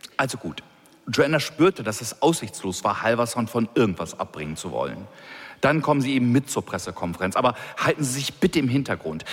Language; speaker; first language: German; native; German